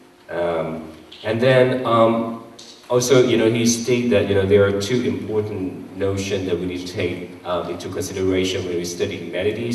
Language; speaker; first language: English; non-native, fluent; Thai